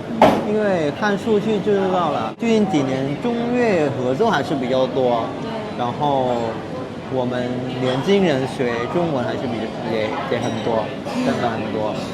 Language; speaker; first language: Chinese; non-native, fluent; Vietnamese